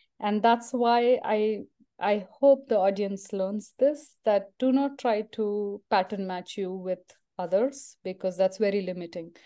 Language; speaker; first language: English; non-native, local second language; Marathi